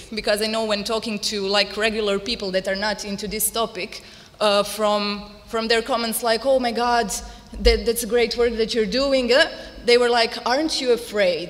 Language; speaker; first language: English; non-native, fluent; Serbian